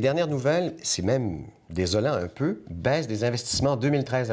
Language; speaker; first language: French; native; French